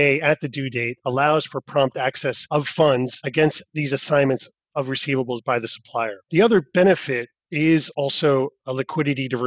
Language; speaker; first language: English; native; English